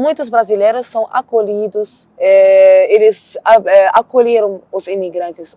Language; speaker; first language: Portuguese; non-native, learner; Arabic